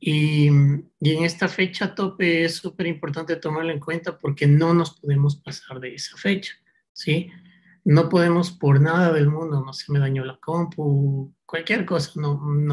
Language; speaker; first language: Spanish; native; Spanish